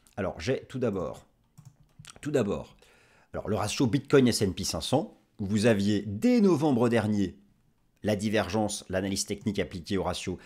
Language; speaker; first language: French; native; French